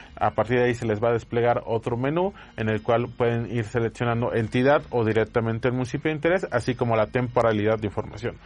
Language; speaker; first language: Spanish; native; Spanish